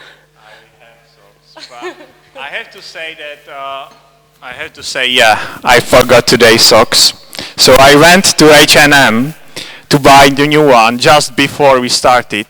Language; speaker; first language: English; non-native, fluent; Czech